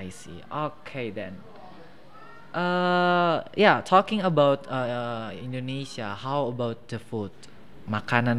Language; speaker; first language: English; non-native, fluent; Indonesian